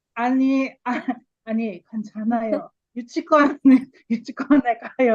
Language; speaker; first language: Korean; non-native, learner; English